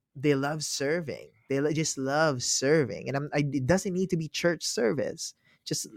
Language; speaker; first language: English; non-native, local second language; Filipino